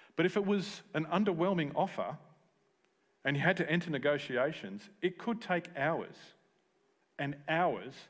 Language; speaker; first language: English; native; English